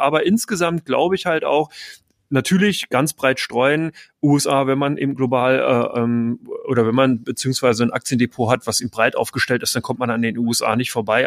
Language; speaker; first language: German; native; German